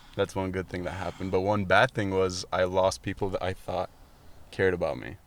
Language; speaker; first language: English; early bilingual, other home language; Arabic